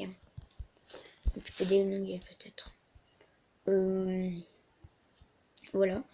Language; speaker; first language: French; native; French